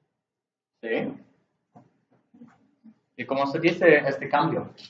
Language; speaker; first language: Spanish; non-native, learner; English